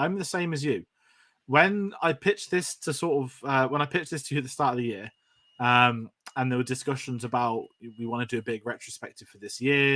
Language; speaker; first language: English; native; English